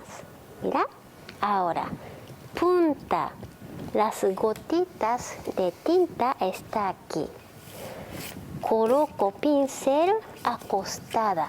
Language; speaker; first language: Spanish; non-native, learner; Japanese